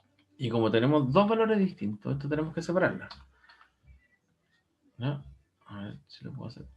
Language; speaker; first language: Spanish; native; Spanish